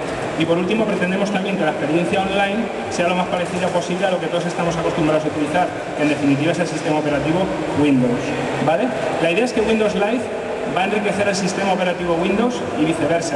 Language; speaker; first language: Spanish; native; Spanish